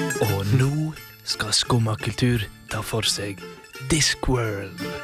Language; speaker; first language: Norwegian; native; Norwegian